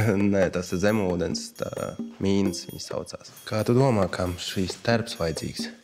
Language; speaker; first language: Latvian; non-native, local second language; Russian